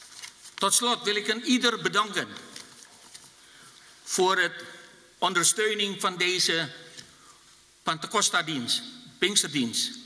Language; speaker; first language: Dutch; non-native, fluent; Indonesian